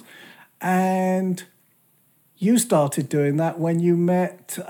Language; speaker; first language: English; native; English